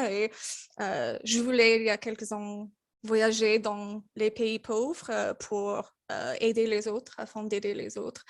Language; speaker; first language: French; non-native, learner; English